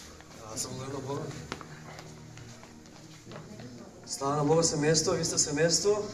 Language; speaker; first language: Bulgarian; non-native, local second language; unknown